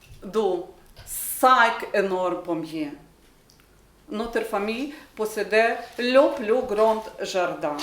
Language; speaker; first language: French; non-native, learner; Ukrainian